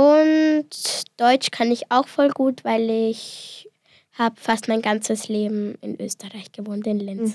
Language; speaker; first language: German; early bilingual, other home language; Spanish